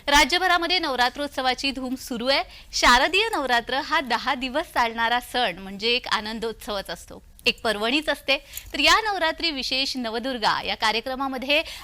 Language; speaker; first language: Marathi; native; Marathi